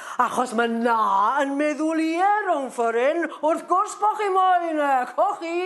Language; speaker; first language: Welsh; non-native, local second language; English